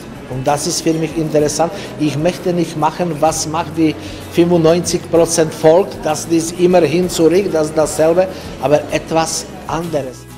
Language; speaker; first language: German; non-native, fluent; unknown